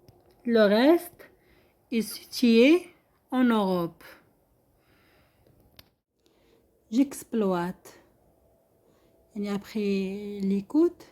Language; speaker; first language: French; non-native, local second language; Arabic